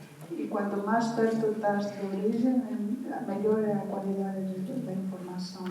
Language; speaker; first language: Portuguese; non-native, fluent; Spanish